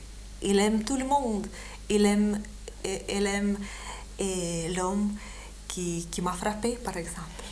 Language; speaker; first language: French; non-native, fluent; Lithuanian